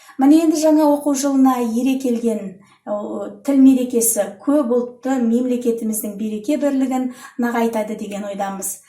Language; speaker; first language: Kazakh; native; Kazakh